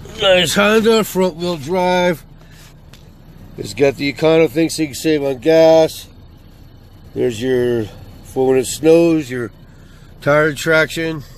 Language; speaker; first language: English; native; English